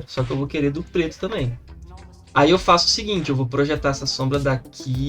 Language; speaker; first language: Portuguese; native; Portuguese